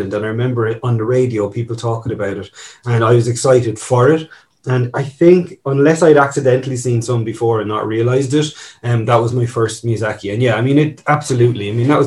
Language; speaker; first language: English; native; English